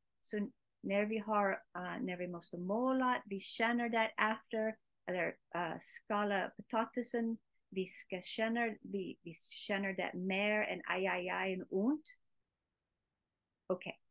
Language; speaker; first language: Swedish; non-native, learner; English